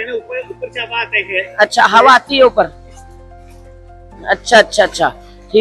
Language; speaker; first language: Hindi; native; Hindi